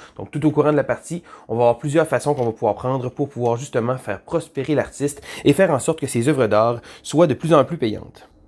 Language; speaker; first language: French; native; French